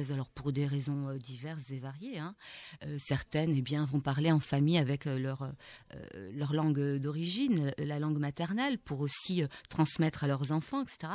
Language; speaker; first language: French; native; French